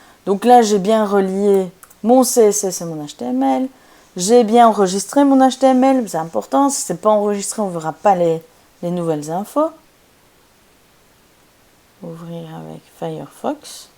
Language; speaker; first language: French; native; French